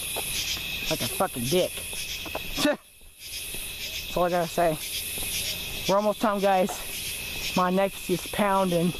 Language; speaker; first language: English; native; English